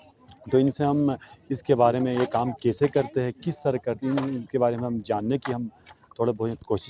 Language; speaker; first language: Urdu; non-native, local second language; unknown